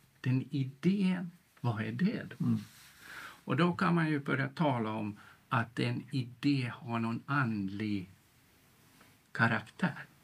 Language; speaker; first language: Swedish; non-native, local second language; Finnish